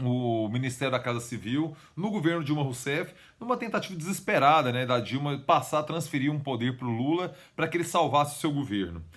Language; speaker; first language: Portuguese; native; Portuguese